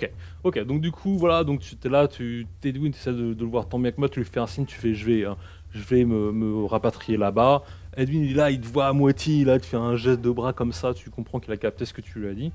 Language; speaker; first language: French; native; French